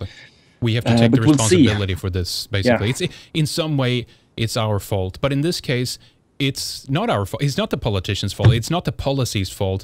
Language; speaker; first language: English; non-native, fluent; Swedish